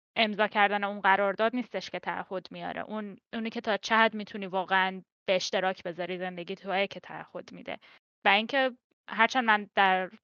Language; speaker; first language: Persian; native; Persian